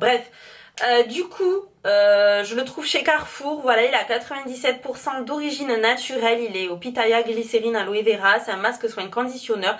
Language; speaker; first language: French; native; French